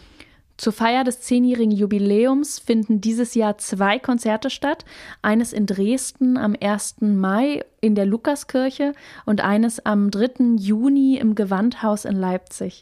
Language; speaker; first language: German; native; German